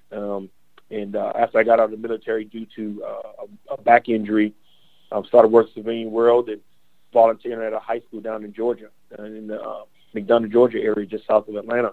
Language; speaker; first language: English; native; English